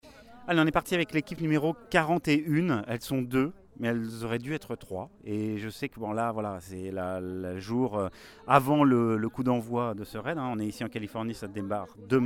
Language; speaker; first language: French; native; French